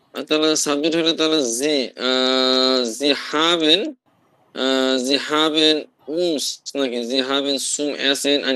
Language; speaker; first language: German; non-native, learner; Bangla